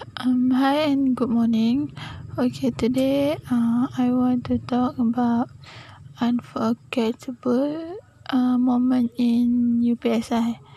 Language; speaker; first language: English; non-native, learner; Malay